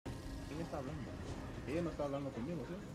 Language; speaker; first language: Spanish; early bilingual, heritage; Spanish